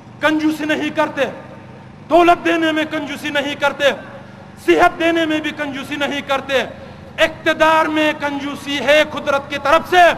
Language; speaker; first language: Urdu; non-native, local second language; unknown